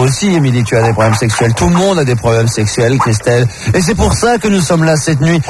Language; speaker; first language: French; native; French